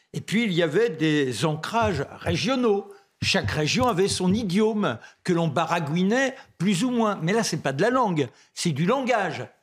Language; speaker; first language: French; native; French